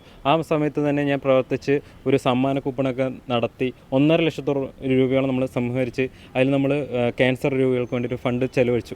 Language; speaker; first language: Malayalam; native; Malayalam